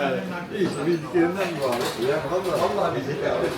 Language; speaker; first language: Turkish; native; Turkish